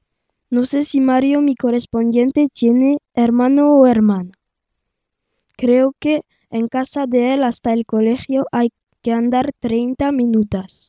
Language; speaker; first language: Spanish; non-native, learner; French